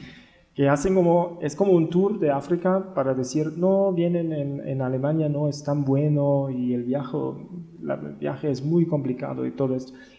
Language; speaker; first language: Spanish; non-native, learner; German